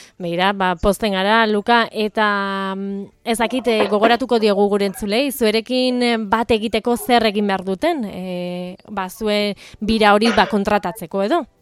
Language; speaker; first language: Basque; native; Basque